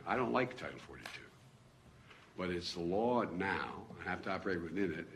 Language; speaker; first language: English; native; English